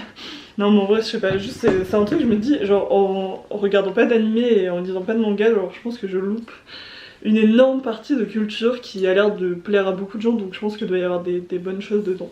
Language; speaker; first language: French; native; French